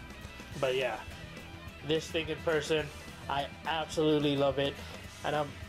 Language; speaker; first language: English; native; English